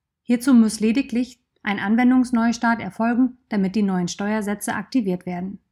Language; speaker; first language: German; native; German